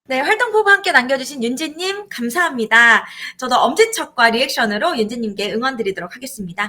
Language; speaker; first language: Korean; native; Korean